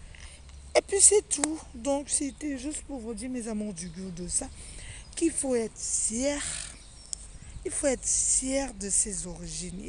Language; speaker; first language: French; non-native, local second language; Fang